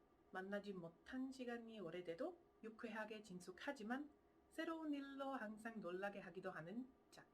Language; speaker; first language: Korean; non-native, fluent; Czech